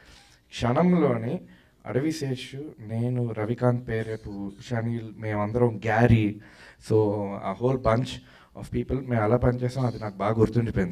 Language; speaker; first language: Telugu; native; Telugu